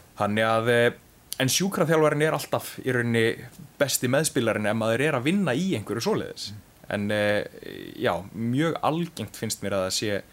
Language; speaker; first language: Icelandic; native; Icelandic